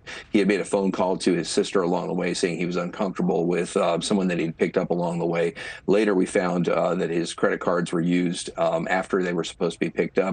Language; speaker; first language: English; native; English